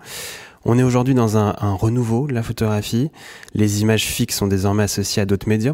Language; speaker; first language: French; native; French